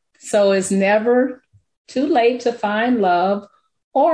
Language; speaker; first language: English; native; English